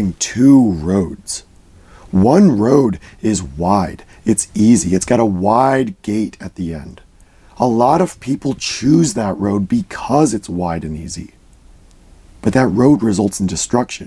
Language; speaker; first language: English; native; English